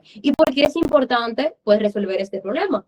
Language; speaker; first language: Spanish; native; Spanish